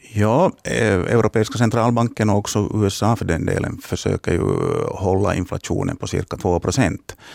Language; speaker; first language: Swedish; native; Swedish